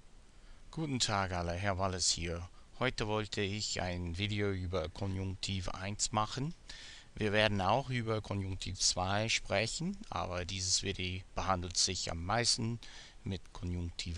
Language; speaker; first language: German; non-native, fluent; English